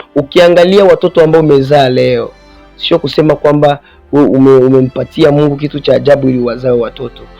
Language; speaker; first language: Swahili; non-native, local second language; Rundi